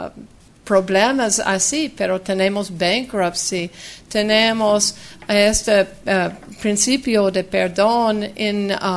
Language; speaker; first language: Spanish; non-native, fluent; English